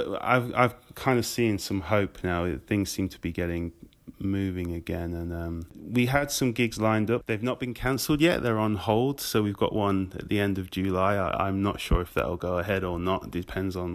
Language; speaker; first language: English; native; English